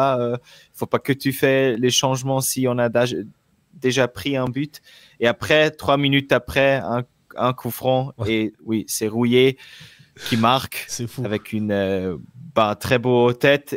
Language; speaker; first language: French; non-native, local second language; German